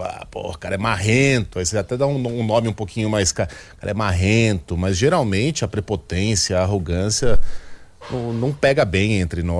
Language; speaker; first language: Portuguese; native; Portuguese